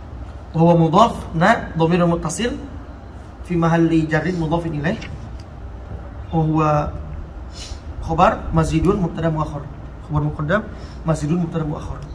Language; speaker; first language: Arabic; non-native, fluent; Indonesian